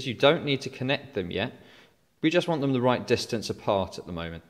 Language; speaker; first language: English; native; English